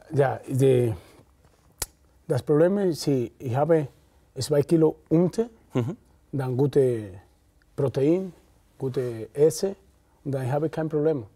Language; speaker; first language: German; non-native, learner; Spanish